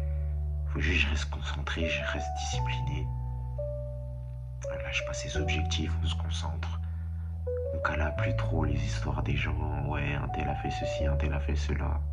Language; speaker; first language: French; native; French